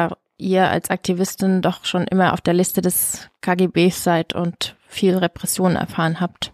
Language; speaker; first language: German; native; German